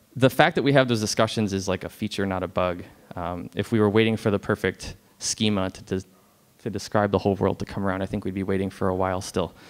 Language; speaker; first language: English; native; English